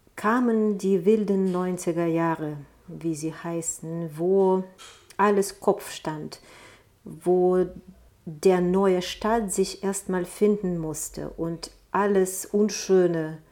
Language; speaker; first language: German; non-native, fluent; Ukrainian